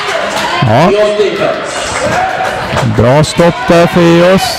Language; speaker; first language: Swedish; native; Swedish